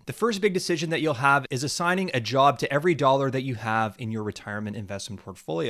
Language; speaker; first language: English; native; English